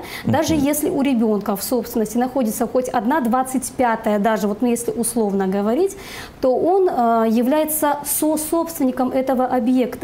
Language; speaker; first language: Russian; native; Russian